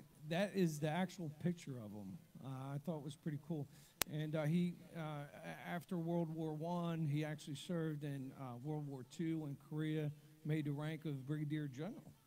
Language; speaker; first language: English; native; English